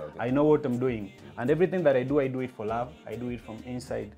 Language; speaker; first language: English; non-native, local second language; Luo (Kenya and Tanzania)